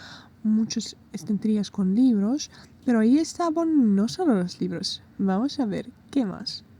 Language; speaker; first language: Spanish; non-native, fluent; Russian